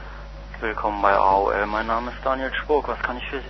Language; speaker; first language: German; native; German